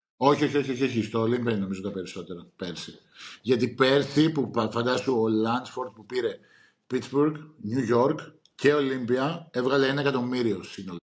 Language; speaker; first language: Greek; native; Greek